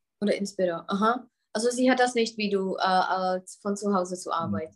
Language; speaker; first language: German; non-native, fluent; Czech